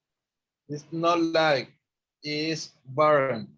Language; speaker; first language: English; non-native, learner; Spanish